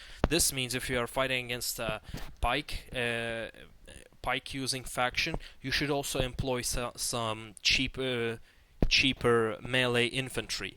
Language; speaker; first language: English; non-native, fluent; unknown